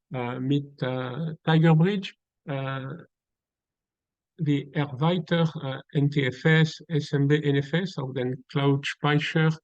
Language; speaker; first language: German; non-native, learner; French